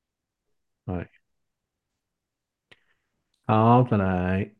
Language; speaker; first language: Japanese; non-native, fluent; Chinese